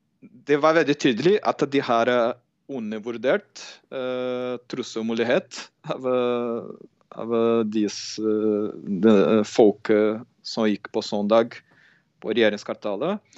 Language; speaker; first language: Norwegian; non-native, fluent; Portuguese